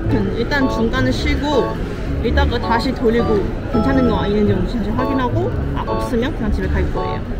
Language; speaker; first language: Korean; non-native, fluent; Chinese